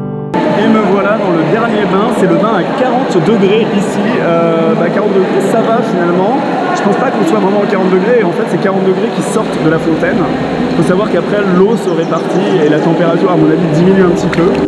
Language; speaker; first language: French; native; French